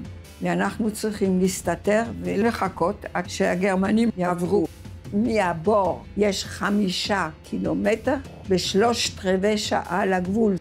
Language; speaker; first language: Hebrew; non-native, fluent; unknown